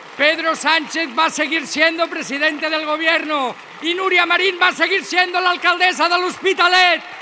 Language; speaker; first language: Spanish; non-native, local second language; Catalan